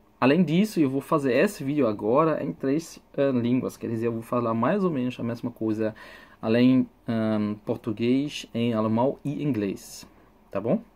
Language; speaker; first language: Portuguese; non-native, fluent; German